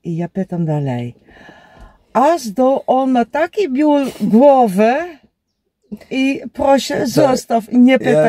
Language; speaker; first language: Polish; non-native, learner; Dutch